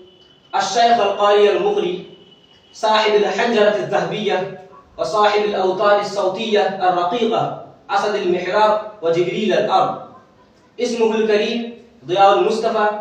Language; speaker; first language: Arabic; non-native, fluent; Urdu